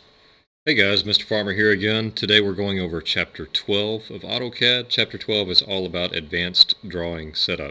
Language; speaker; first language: English; native; English